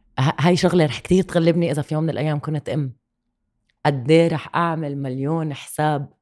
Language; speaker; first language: Arabic; native; Arabic